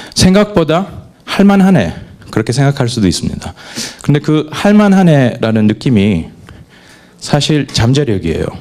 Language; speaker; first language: Korean; non-native, fluent; English